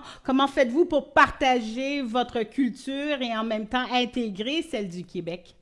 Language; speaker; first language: French; native; French